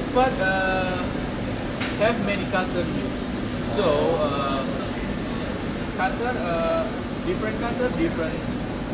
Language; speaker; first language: English; non-native, learner; Indonesian